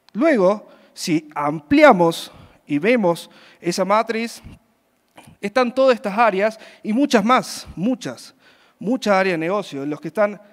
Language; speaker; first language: Spanish; native; Spanish